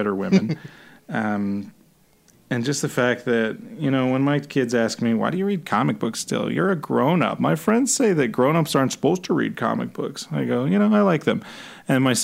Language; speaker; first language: English; native; English